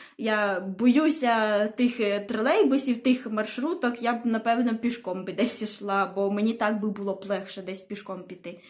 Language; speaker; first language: Ukrainian; non-native, local second language; Russian